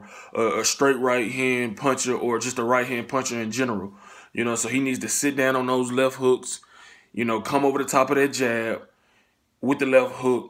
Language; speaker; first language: English; native; English